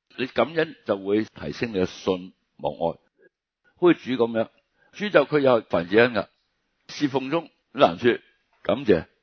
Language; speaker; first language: Cantonese; native; Cantonese